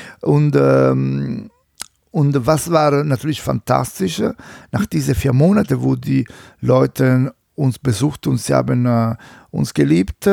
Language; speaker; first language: German; non-native, fluent; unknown